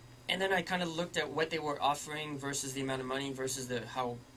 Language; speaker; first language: English; early bilingual, other home language; French